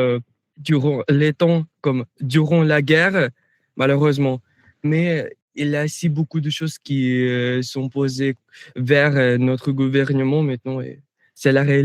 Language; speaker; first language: French; non-native, fluent; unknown